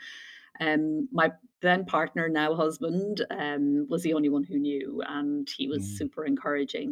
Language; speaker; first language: English; native; English